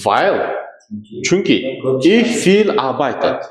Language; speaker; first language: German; non-native, learner; Uzbek